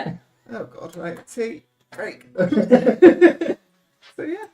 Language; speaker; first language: English; native; English